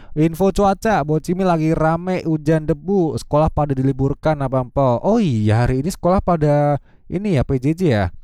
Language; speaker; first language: Indonesian; native; Indonesian